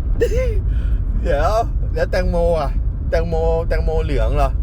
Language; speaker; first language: Thai; native; Thai